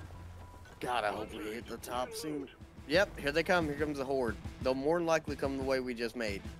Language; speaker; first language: English; native; English